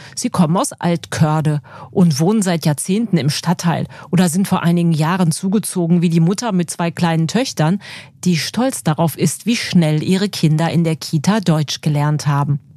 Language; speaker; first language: German; native; German